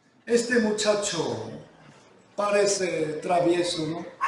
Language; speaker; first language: Spanish; non-native, fluent; Korean